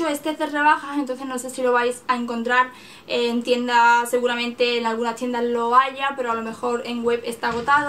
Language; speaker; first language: Spanish; native; Spanish